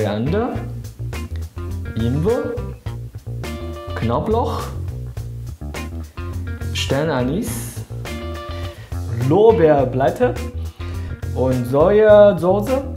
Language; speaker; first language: German; non-native, fluent; Chinese